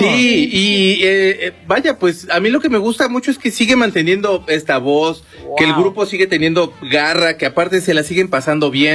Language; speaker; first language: Spanish; native; Spanish